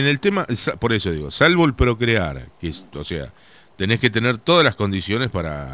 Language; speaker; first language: Spanish; native; Spanish